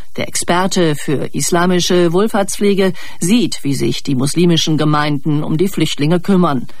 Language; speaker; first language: German; native; German